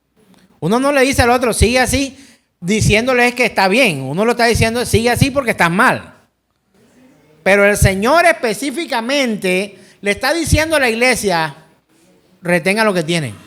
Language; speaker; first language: Spanish; native; Spanish